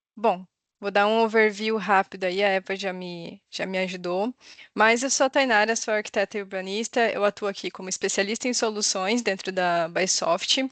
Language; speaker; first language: Portuguese; native; Portuguese